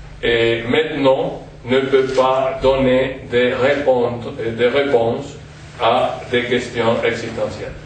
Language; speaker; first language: French; non-native, fluent; Spanish